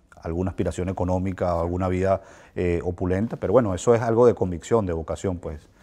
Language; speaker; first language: Spanish; native; Spanish